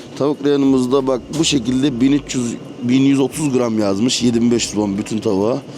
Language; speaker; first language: Turkish; native; Turkish